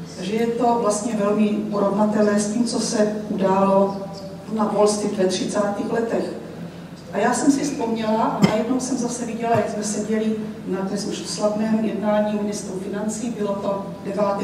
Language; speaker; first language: Czech; native; Czech